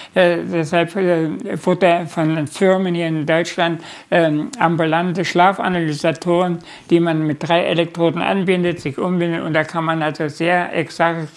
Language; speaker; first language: German; native; German